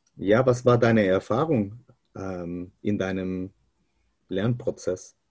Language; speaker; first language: German; non-native, fluent; Spanish